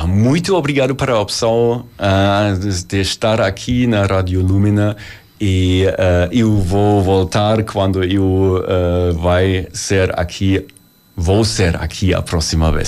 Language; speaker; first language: Portuguese; non-native, learner; German